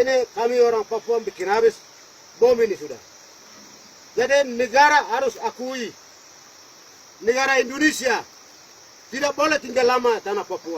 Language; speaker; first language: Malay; non-native, local second language; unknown